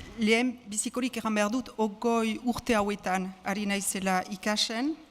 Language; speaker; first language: Basque; native; Basque